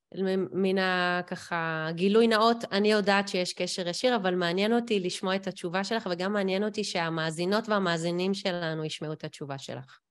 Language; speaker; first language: Hebrew; native; Hebrew